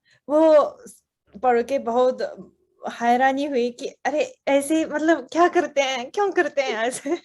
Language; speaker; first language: Hindi; non-native, fluent; Japanese